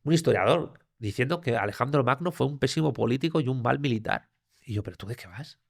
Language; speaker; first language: Spanish; native; Spanish